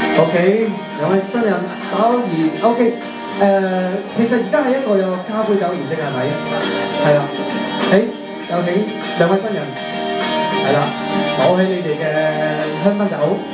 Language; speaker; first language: Cantonese; native; Cantonese